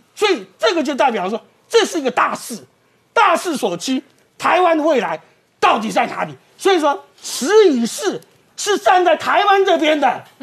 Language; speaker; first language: Chinese; native; Chinese